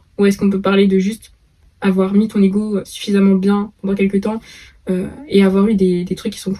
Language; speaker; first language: French; native; French